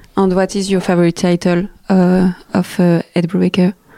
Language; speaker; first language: English; non-native, learner; French